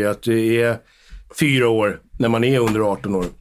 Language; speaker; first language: Swedish; native; Swedish